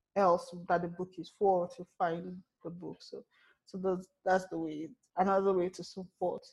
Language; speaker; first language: English; non-native, local second language; Yoruba